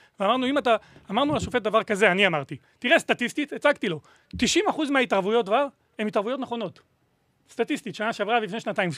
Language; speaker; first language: Hebrew; native; Hebrew